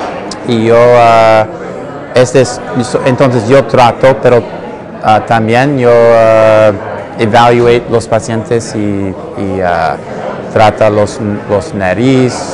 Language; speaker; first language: Spanish; non-native, learner; English